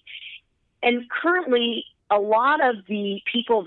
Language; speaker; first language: English; native; English